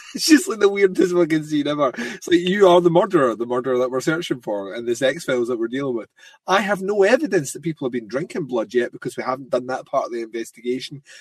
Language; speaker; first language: English; native; English